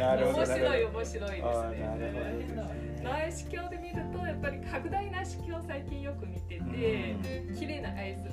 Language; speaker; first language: Japanese; non-native, fluent; Chinese